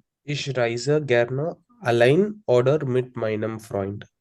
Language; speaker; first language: German; non-native, learner; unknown